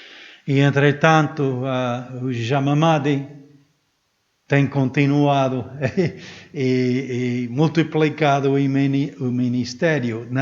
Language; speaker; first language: Portuguese; non-native, fluent; English